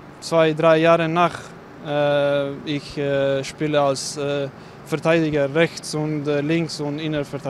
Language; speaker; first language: German; non-native, learner; Bosnian